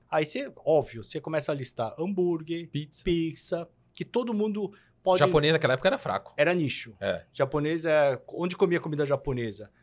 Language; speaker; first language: Portuguese; early bilingual, other home language; Korean